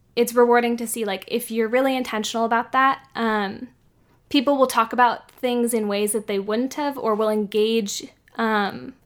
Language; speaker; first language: English; native; English